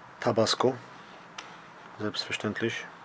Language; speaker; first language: German; early bilingual, other home language; Polish